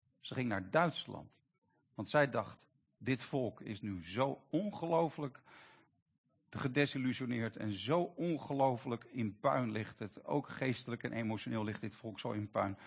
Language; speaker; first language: Dutch; native; Dutch